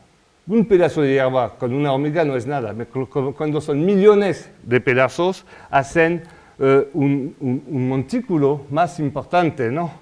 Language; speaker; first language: Spanish; non-native, fluent; French